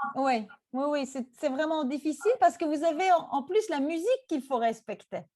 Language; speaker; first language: French; non-native, local second language; Turkish